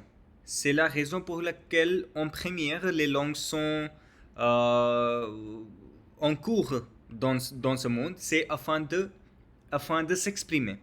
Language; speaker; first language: French; non-native, learner; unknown